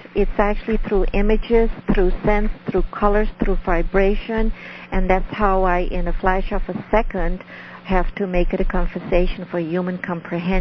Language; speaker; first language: English; non-native, fluent; Dutch